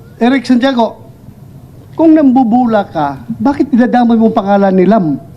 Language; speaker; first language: Filipino; non-native, local second language; Cebuano